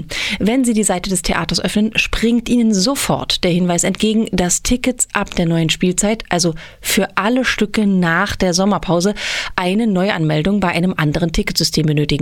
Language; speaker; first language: German; native; German